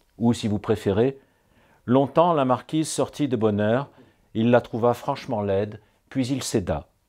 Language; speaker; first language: French; native; French